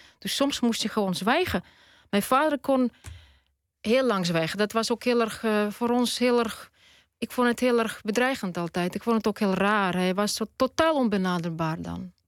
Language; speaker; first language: Dutch; non-native, fluent; Russian